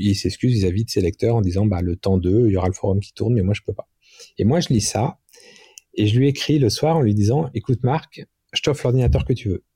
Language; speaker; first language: French; native; French